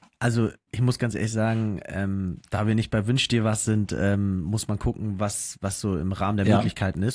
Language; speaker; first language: German; native; German